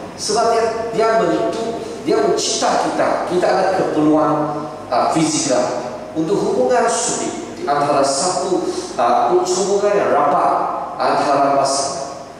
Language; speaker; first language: Malay; non-native, local second language; Chinese